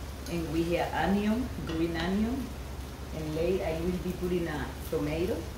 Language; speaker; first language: English; non-native, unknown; Spanish